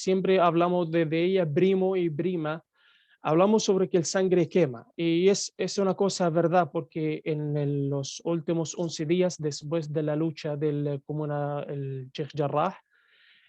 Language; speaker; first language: Spanish; non-native, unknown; Arabic